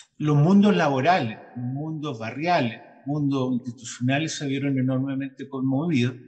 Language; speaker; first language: Spanish; native; Spanish